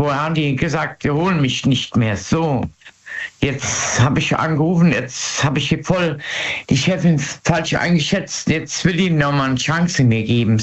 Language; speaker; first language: German; native; German